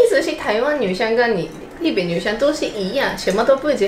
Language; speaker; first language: Chinese; non-native, fluent; Japanese